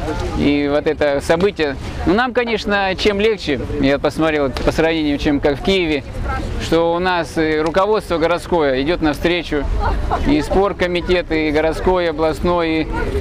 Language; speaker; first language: Russian; native; Russian